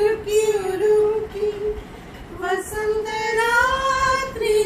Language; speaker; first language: Malayalam; non-native, learner; Assamese